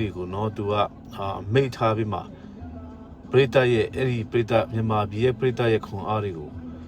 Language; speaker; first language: Burmese; non-native, local second language; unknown